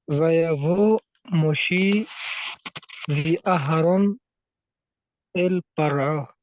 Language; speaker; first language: Hebrew; non-native, learner; English